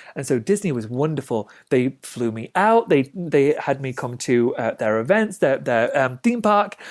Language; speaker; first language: English; native; English